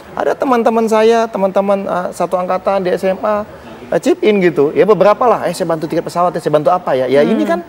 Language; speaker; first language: Indonesian; native; Indonesian